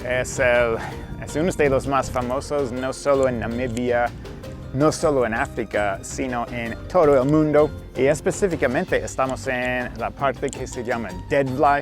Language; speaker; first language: Spanish; non-native, fluent; English